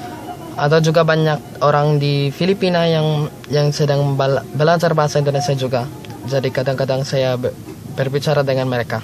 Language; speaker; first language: Indonesian; non-native, learner; Filipino